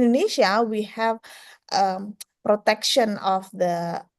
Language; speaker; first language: English; non-native, fluent; Indonesian